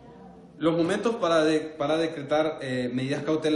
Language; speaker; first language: Spanish; native; Spanish